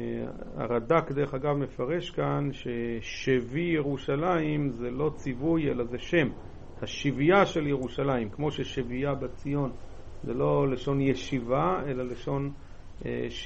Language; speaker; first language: Hebrew; native; Hebrew